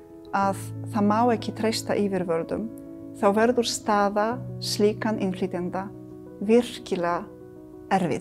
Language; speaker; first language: Icelandic; non-native, fluent; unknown